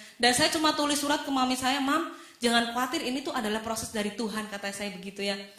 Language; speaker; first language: Indonesian; native; Indonesian